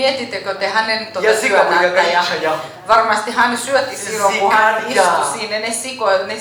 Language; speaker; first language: Finnish; non-native, learner; Kinyarwanda